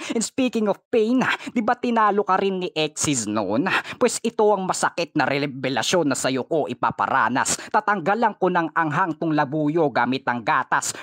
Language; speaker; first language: Filipino; non-native, local second language; Bikol